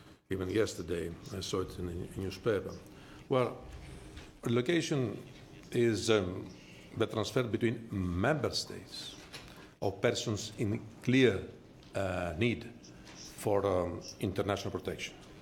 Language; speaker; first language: English; non-native, fluent; Greek